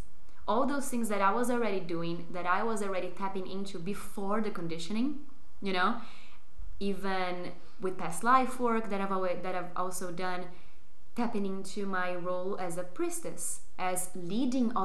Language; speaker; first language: English; non-native, fluent; Portuguese